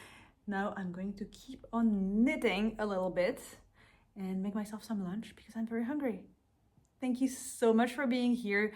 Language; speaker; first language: English; non-native, fluent; French